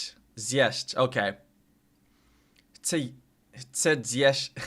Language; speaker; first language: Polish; non-native, learner; English